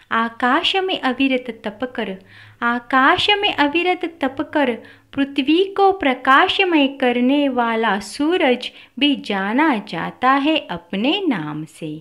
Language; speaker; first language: Hindi; non-native, local second language; Marathi